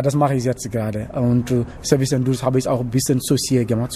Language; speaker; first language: German; non-native, learner; Wolof